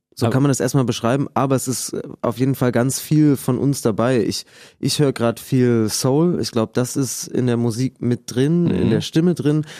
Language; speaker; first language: German; native; German